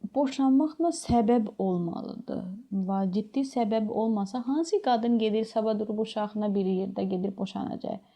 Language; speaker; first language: Azerbaijani; non-native, fluent; Urdu